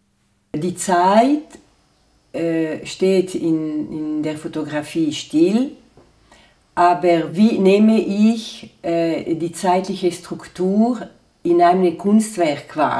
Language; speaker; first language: German; non-native, fluent; Italian